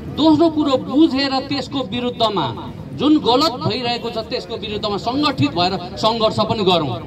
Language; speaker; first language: Nepali; non-native, local second language; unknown